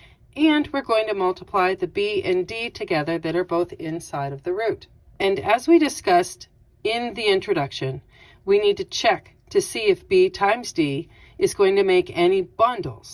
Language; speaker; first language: English; native; English